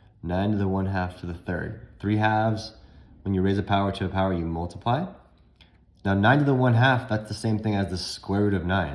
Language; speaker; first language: English; native; English